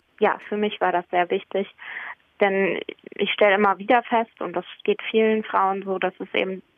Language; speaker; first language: German; native; German